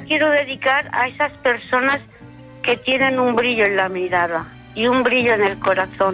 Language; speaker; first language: Spanish; native; Spanish